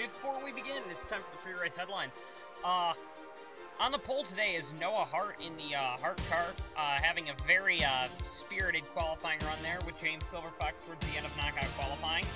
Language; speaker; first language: English; native; English